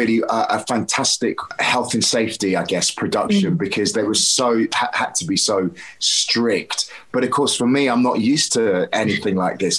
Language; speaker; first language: English; native; English